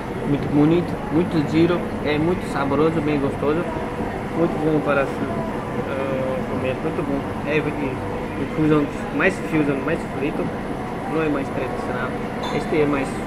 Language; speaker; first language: Portuguese; non-native, learner; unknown